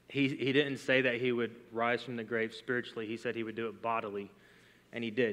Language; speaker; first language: English; native; English